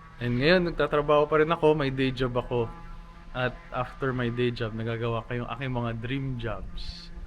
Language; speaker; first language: Filipino; non-native, local second language; Chavacano